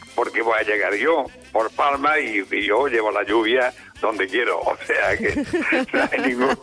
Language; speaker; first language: Spanish; native; Spanish